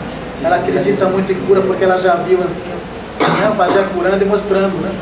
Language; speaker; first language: Portuguese; non-native, local second language; Guarani